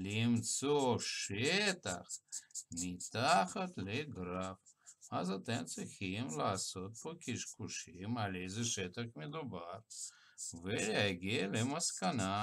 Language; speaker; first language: Hebrew; non-native, fluent; Russian